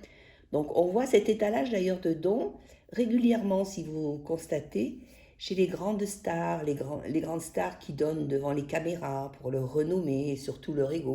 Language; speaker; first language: French; native; French